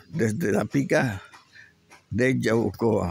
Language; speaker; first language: Spanish; native; Spanish